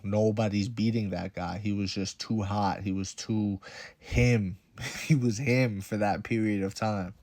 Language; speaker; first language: English; native; English